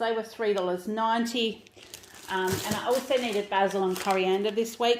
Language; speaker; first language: English; native; English